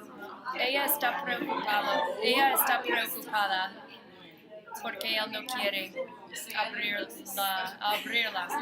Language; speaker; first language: Spanish; non-native, learner; English